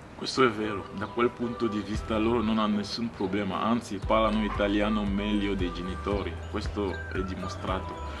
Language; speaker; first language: Italian; non-native, fluent; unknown